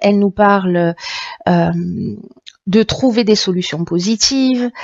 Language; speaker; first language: French; native; French